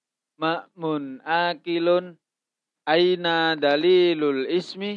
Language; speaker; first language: Arabic; non-native, learner; Indonesian